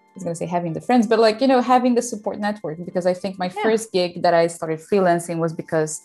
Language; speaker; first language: English; non-native, fluent; Portuguese